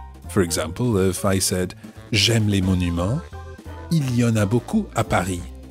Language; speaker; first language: French; non-native, fluent; English